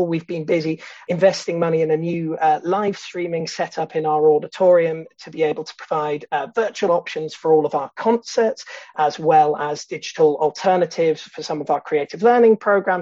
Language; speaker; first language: English; native; English